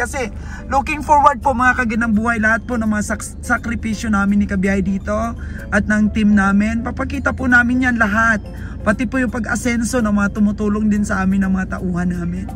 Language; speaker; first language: Filipino; non-native, local second language; Aklanon